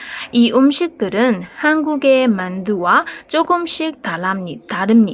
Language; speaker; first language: Korean; non-native, learner; Burmese